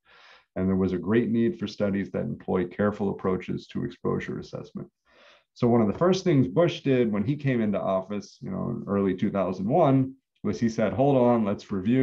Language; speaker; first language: English; native; English